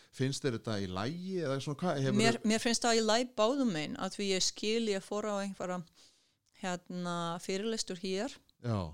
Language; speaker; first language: Icelandic; non-native, fluent; Serbian